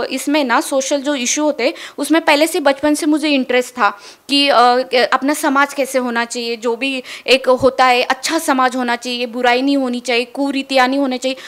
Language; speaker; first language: Hindi; non-native, local second language; Marathi